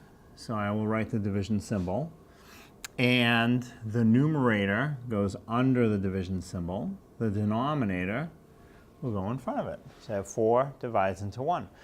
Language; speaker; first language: English; native; English